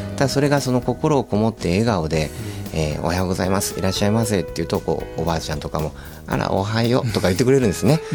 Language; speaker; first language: Japanese; native; Japanese